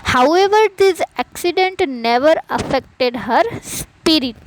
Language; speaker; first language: English; non-native, local second language; Gujarati